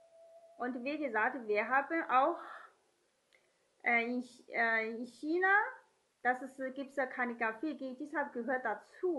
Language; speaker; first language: German; non-native, learner; Chinese